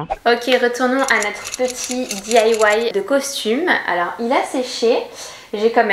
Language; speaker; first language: French; native; French